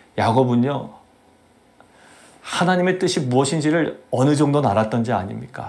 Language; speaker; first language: Korean; native; Korean